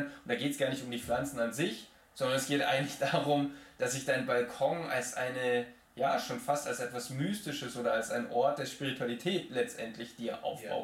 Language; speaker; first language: German; native; German